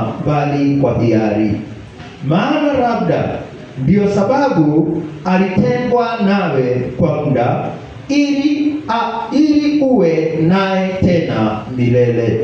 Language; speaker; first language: Swahili; non-native, local second language; Kikuyu